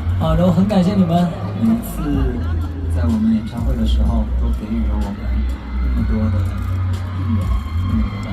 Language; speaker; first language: Chinese; non-native, learner; Korean